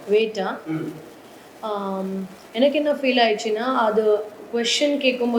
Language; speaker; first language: Tamil; non-native, learner; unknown